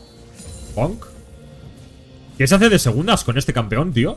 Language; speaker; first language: Spanish; native; Spanish